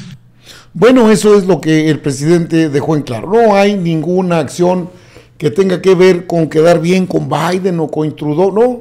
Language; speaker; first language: Spanish; native; Spanish